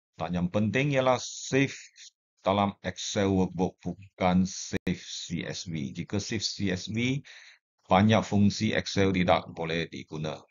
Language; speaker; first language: Malay; non-native, local second language; Chinese